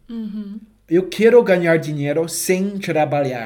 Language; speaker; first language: Portuguese; non-native, fluent; English